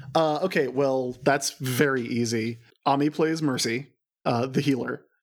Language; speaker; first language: English; native; English